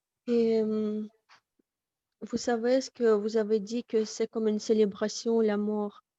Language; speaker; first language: French; non-native, fluent; Russian